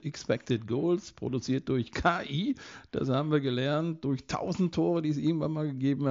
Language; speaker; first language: German; native; German